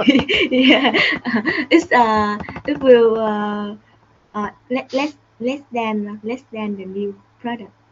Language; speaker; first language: English; non-native, learner; Vietnamese